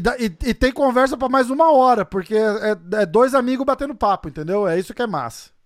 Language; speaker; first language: Portuguese; native; Portuguese